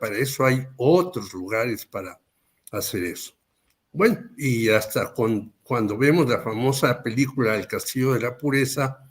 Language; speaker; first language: Spanish; native; Spanish